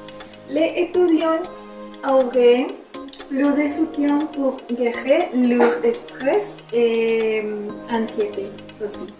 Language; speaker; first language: French; non-native, learner; Spanish